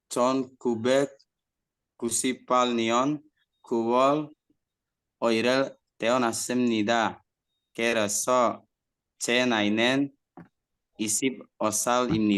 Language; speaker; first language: Korean; non-native, learner; Indonesian